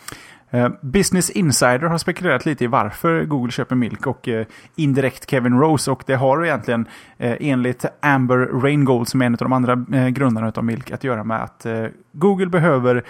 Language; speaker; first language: Swedish; native; Swedish